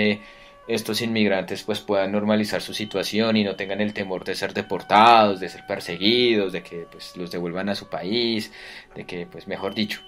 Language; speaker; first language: Spanish; native; Spanish